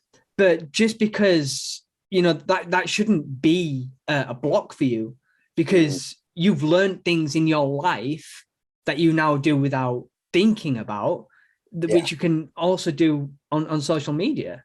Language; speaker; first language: English; native; English